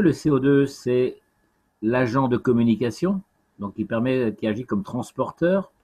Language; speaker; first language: French; native; French